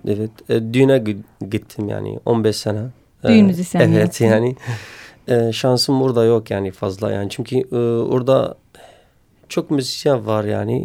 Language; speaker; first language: Turkish; non-native, learner; Kurdish